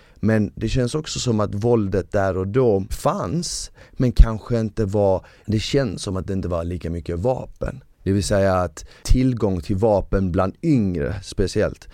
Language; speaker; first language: Swedish; early bilingual, other home language; Bosnian